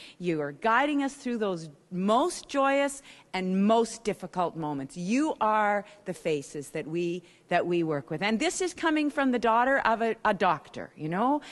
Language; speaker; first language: English; native; English